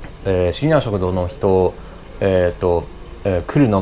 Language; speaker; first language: Japanese; non-native, learner; English